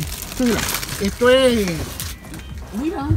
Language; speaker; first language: Spanish; native; Spanish